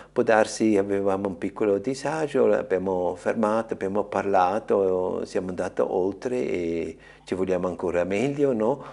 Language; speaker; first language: Italian; non-native, fluent; German